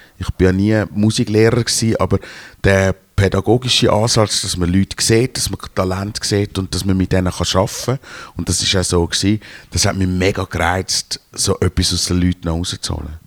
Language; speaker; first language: German; native; German